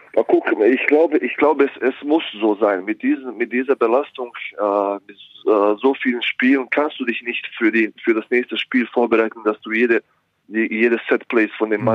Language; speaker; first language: German; non-native, fluent; Bosnian